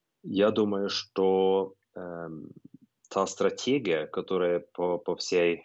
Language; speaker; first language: Russian; non-native, fluent; Norwegian